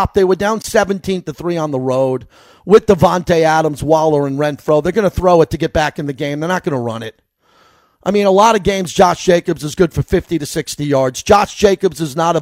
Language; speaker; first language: English; native; English